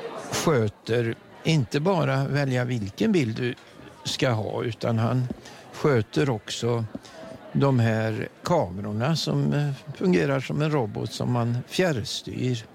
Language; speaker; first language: Swedish; native; Swedish